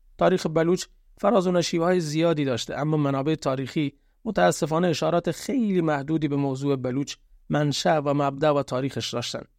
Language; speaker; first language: Persian; non-native, local second language; Baluchi